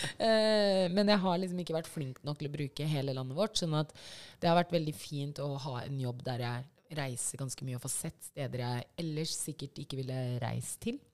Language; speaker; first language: Norwegian; early bilingual, other home language; Shona